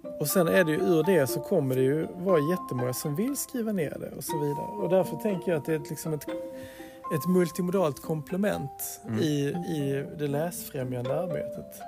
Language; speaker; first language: Swedish; native; Swedish